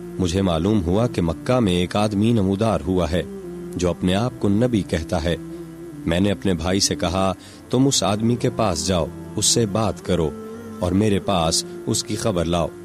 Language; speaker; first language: Urdu; non-native, local second language; Punjabi